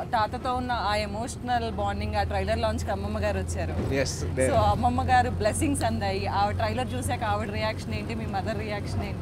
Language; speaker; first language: Telugu; native; Telugu